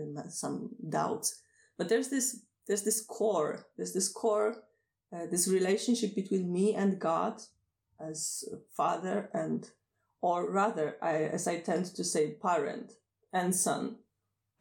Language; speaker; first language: English; non-native, fluent; Polish